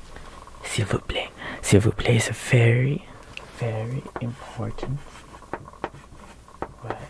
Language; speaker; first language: French; non-native, learner; Filipino